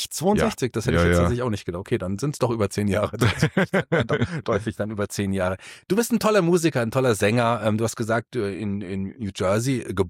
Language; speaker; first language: German; native; German